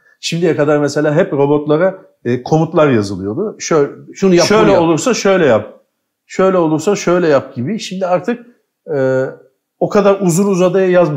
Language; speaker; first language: Turkish; native; Turkish